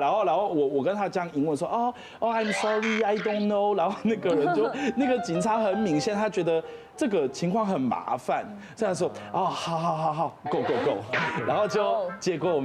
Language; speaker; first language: Chinese; non-native, fluent; French